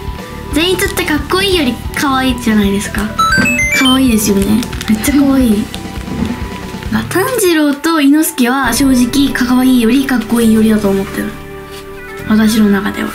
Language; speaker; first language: Japanese; native; Japanese